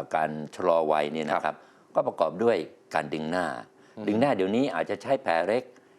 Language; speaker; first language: Thai; native; Thai